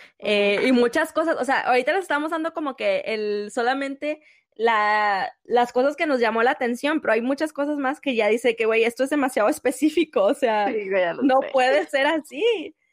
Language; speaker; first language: Spanish; native; Spanish